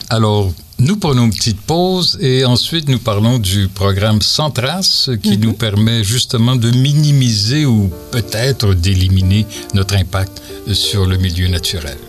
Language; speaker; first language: French; native; French